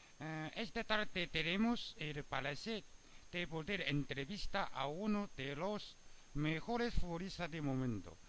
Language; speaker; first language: Spanish; non-native, learner; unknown